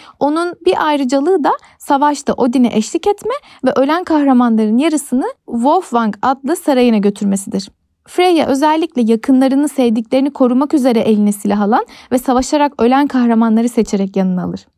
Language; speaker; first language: Turkish; native; Turkish